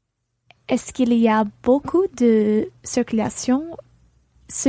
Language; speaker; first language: French; non-native, learner; English